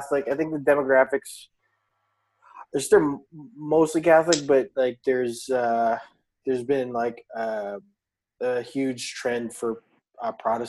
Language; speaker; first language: English; non-native, local second language; Filipino